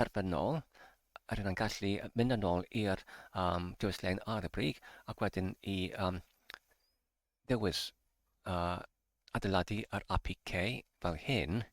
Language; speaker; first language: Welsh; non-native, learner; English